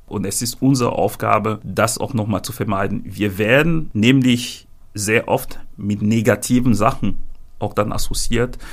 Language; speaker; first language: German; non-native, fluent; French